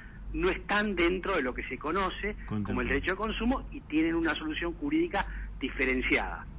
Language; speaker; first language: Spanish; native; Spanish